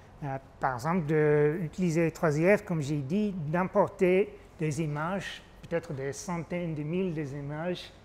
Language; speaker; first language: French; non-native, fluent; English